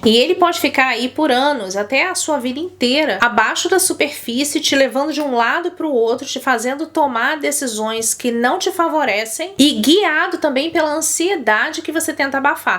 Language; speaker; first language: Portuguese; native; Portuguese